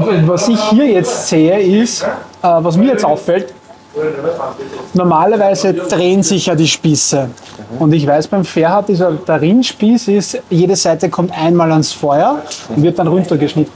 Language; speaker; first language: German; native; German